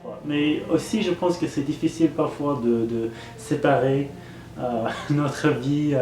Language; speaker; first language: French; non-native, fluent; English